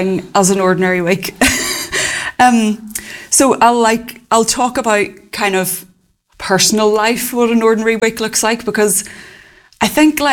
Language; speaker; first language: English; native; English